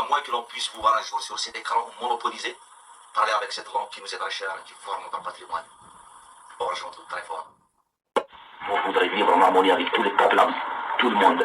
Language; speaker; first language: French; non-native, local second language; Kabyle